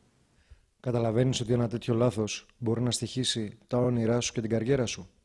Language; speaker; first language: Greek; native; Greek